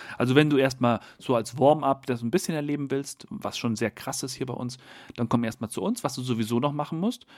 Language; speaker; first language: German; native; German